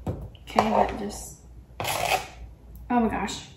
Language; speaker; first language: English; native; English